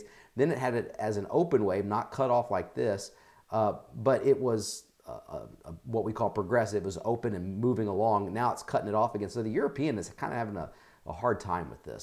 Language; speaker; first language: English; native; English